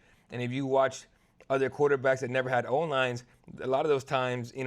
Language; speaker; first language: English; native; English